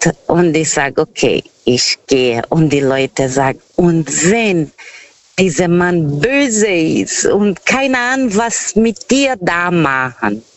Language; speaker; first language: German; non-native, fluent; Portuguese